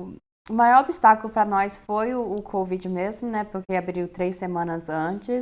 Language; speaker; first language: Portuguese; early bilingual, heritage; Portuguese